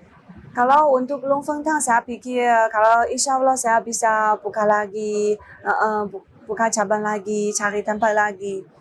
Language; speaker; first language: Indonesian; non-native, learner; Chinese